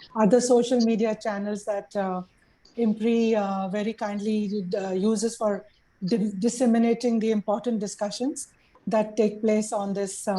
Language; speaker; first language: English; non-native, local second language; Hindi